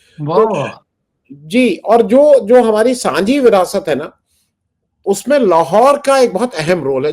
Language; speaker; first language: Hindi; native; Hindi